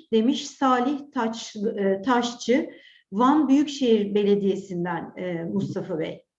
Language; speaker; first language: Turkish; native; Turkish